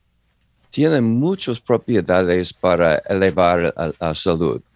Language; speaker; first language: Spanish; non-native, learner; English